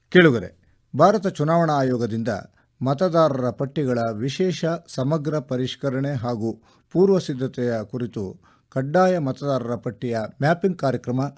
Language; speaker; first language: Kannada; native; Kannada